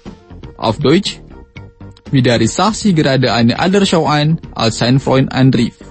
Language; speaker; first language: German; non-native, fluent; Indonesian